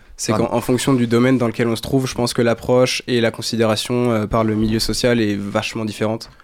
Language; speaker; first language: French; native; French